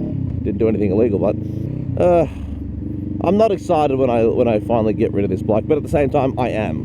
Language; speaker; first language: English; native; English